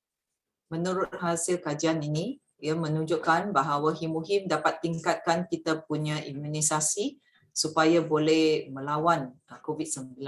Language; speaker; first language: Malay; native; Malay